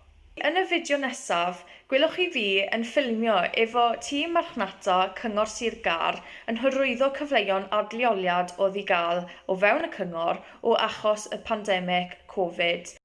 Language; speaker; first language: Welsh; non-native, local second language; English